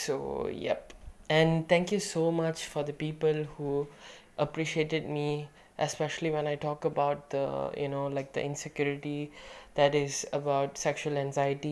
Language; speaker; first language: English; non-native, local second language; Tamil